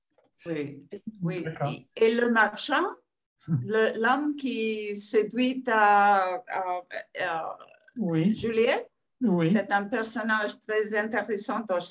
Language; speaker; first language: French; non-native, fluent; Spanish